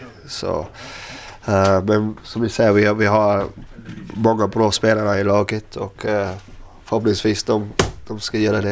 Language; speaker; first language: Swedish; non-native, learner; English